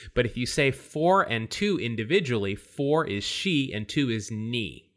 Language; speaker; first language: English; native; English